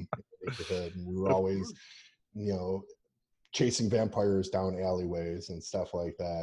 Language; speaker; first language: English; native; English